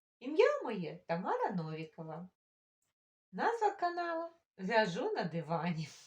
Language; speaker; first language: Ukrainian; non-native, local second language; Russian